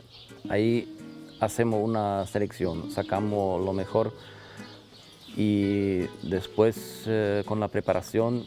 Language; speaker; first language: Spanish; non-native, local second language; German